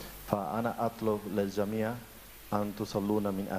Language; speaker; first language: Arabic; non-native, fluent; Spanish